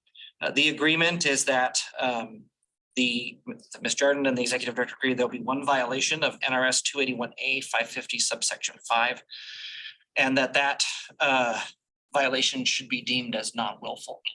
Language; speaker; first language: English; native; English